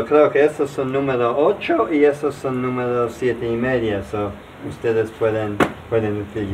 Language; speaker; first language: Spanish; non-native, learner; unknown